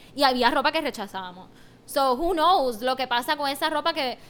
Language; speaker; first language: Spanish; native; Spanish